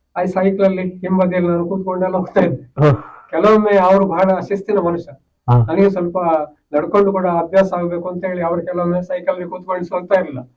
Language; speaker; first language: Kannada; non-native, local second language; Tulu